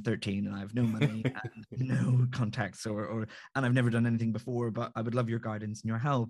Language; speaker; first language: English; native; English